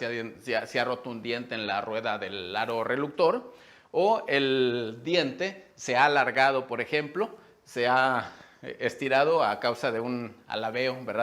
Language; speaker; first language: Spanish; native; Spanish